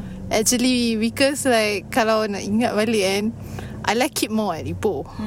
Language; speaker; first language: English; non-native, local second language; Malay